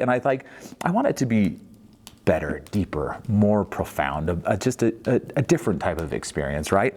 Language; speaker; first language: English; native; English